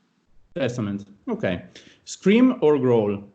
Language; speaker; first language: English; non-native, fluent; Italian